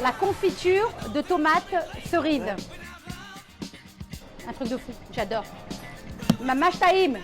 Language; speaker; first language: French; native; French